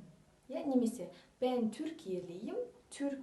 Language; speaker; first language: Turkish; non-native, fluent; Kazakh